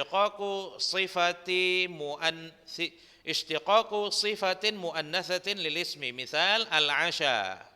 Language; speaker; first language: Arabic; non-native, fluent; Indonesian